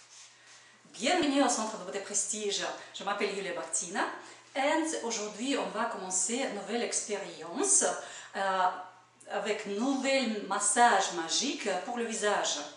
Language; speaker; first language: French; non-native, learner; Russian